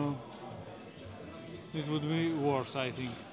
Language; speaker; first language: English; non-native, learner; Georgian